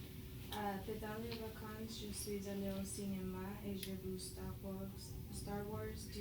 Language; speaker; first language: French; non-native, learner; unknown